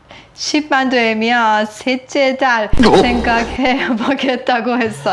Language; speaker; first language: Korean; non-native, learner; Persian